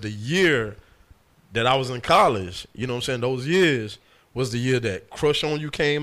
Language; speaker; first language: English; native; English